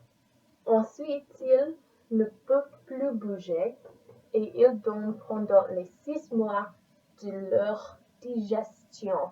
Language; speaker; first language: French; non-native, learner; English